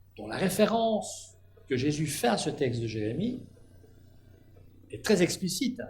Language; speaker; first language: French; native; French